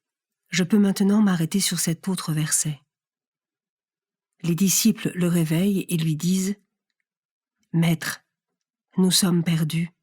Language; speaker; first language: French; native; French